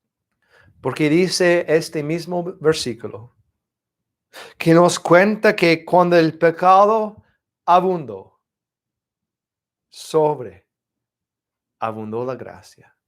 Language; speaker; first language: Spanish; non-native, fluent; English